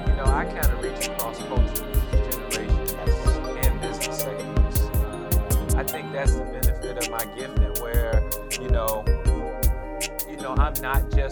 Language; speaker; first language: English; native; English